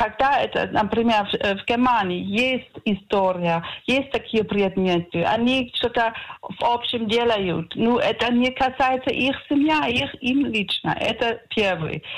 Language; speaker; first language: Russian; non-native, learner; German